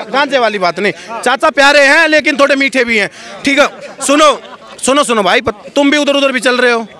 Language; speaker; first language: Hindi; native; Hindi